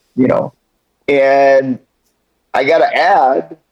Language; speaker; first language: English; early bilingual, other home language; Spanish